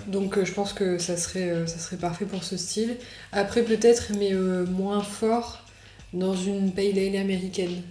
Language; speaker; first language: French; native; French